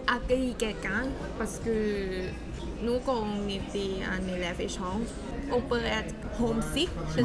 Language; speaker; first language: French; non-native, learner; Thai